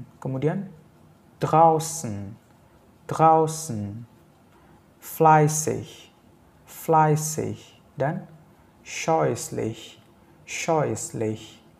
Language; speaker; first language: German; non-native, fluent; Indonesian